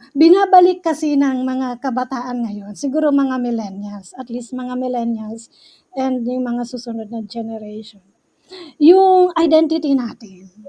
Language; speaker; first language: Filipino; native; Filipino